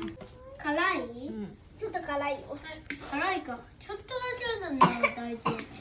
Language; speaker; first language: Japanese; native; Japanese